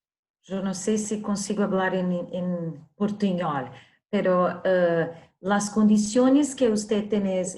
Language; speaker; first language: Spanish; non-native, learner; Portuguese